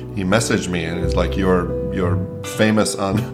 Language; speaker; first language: English; native; English